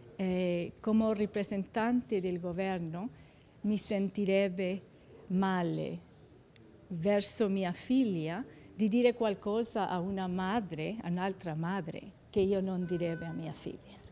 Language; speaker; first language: Italian; non-native, fluent; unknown